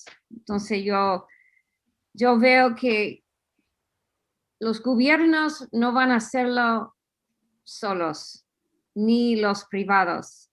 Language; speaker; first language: Spanish; non-native, fluent; English